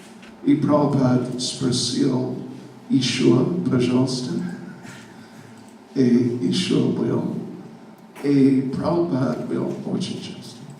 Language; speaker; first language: Russian; non-native, learner; English